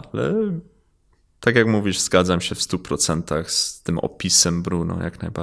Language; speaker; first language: Polish; early bilingual, heritage; Polish